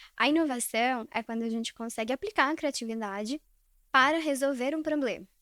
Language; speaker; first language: Portuguese; early bilingual, other home language; Spanish